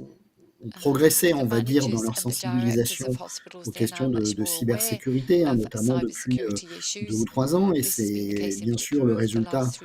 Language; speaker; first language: French; native; French